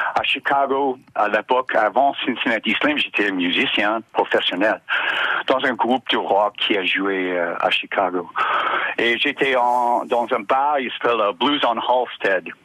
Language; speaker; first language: French; non-native, learner; English